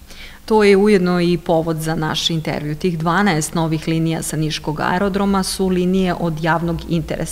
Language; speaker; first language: Serbian; native; Serbian